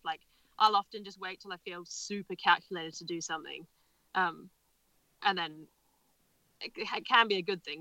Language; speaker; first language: English; native; English